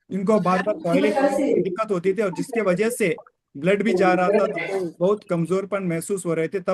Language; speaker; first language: Hindi; non-native, local second language; Kannada